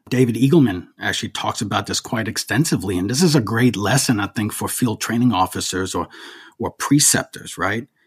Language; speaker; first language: English; early bilingual, other home language; German